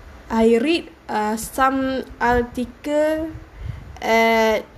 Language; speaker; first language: English; non-native, learner; Malay